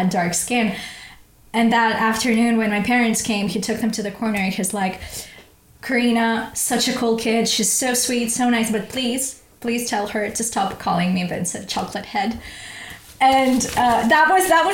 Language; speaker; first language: English; non-native, fluent; Russian